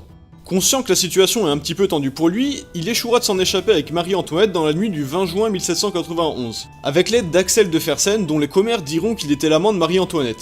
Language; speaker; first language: French; native; French